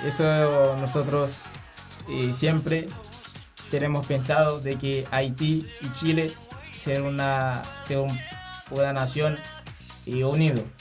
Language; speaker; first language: Spanish; non-native, learner; Haitian Creole